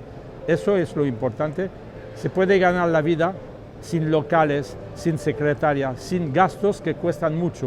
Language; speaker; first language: Spanish; non-native, learner; French